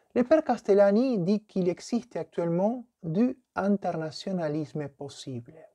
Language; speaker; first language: French; non-native, fluent; Spanish